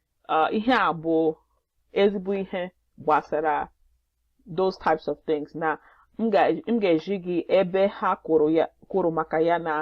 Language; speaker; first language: Igbo; non-native, learner; English